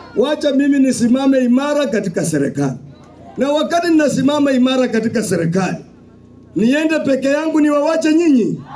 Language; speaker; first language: Swahili; non-native, local second language; Luyia